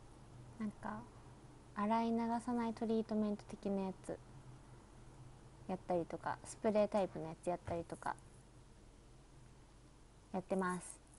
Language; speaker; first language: Japanese; native; Japanese